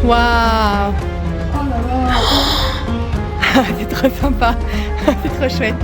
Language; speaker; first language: French; native; French